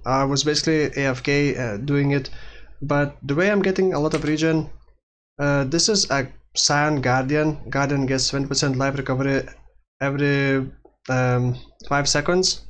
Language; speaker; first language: English; non-native, fluent; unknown